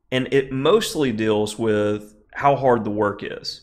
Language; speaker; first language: English; native; English